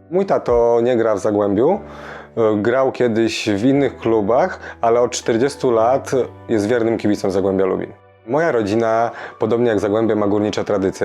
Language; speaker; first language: Polish; native; Polish